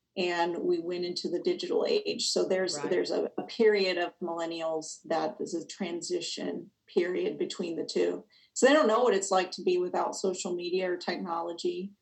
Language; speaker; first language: English; native; English